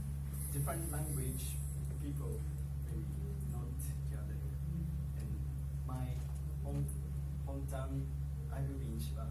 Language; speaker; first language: English; non-native, learner; Japanese